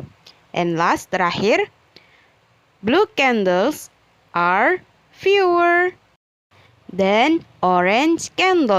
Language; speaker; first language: English; non-native, learner; Indonesian